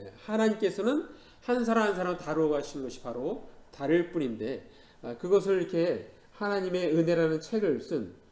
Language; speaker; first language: Korean; native; Korean